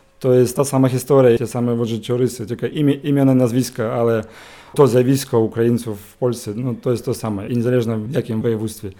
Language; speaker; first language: Polish; non-native, learner; Ukrainian